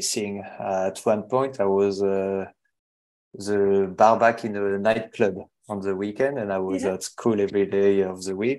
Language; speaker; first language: English; non-native, learner; French